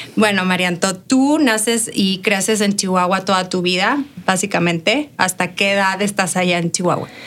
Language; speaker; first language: Spanish; native; Spanish